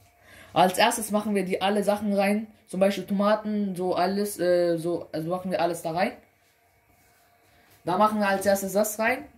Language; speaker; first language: German; early bilingual, other home language; Urdu